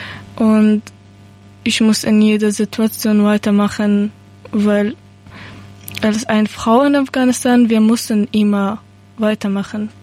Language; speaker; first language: German; non-native, learner; Persian